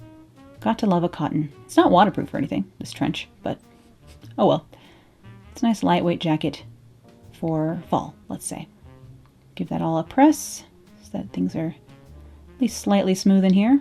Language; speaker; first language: English; native; English